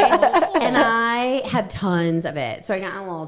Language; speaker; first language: English; native; English